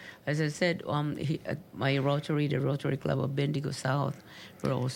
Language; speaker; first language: English; non-native, local second language; Cebuano